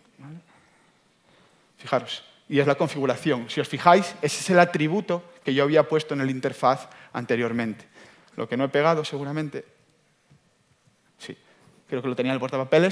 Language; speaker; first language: Spanish; native; Spanish